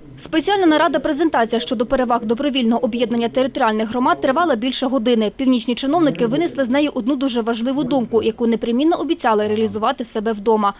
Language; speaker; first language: Ukrainian; native; Ukrainian